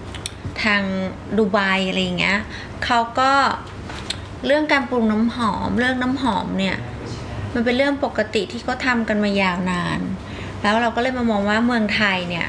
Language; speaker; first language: Thai; native; Thai